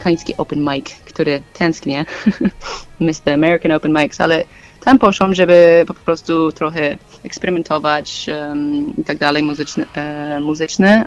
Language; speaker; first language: Polish; non-native, learner; English